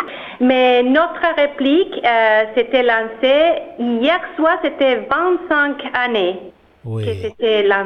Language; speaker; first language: French; non-native, learner; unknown